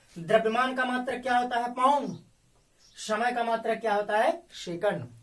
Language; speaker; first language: Hindi; native; Hindi